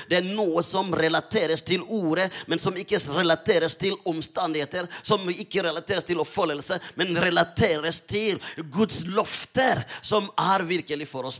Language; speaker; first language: Norwegian; non-native, fluent; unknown